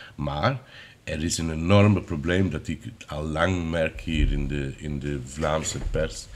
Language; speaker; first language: Dutch; non-native, fluent; English